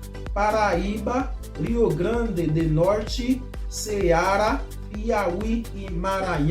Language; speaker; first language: Portuguese; non-native, fluent; Haitian Creole